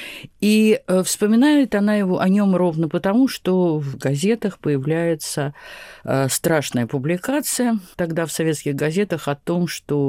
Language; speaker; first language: Russian; native; Russian